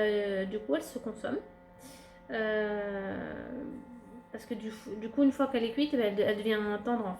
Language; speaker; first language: French; native; French